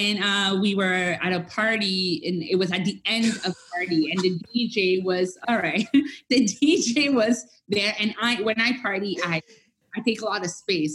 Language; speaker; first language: English; non-native, fluent; French